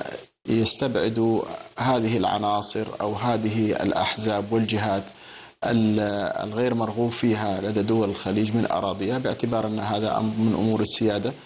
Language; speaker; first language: Arabic; native; Arabic